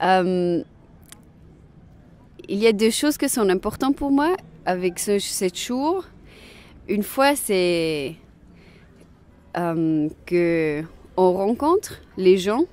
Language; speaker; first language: French; non-native, local second language; German